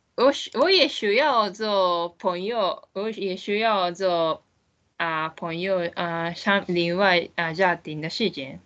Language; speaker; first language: Chinese; non-native, learner; Japanese